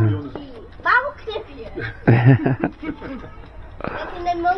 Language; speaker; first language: Dutch; early bilingual, other home language; Vietnamese